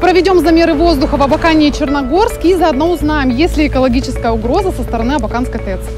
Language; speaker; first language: Russian; native; Russian